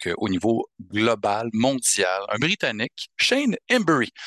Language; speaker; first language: French; native; French